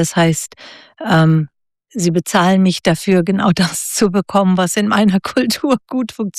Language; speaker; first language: German; native; German